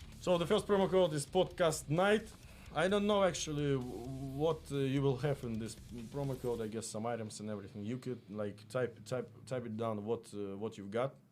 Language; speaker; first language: English; non-native, fluent; Russian